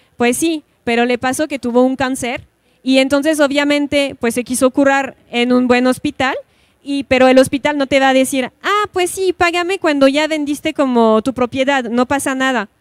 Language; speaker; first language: Spanish; non-native, fluent; French